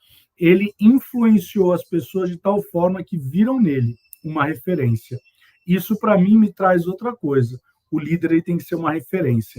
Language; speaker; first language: Portuguese; native; Portuguese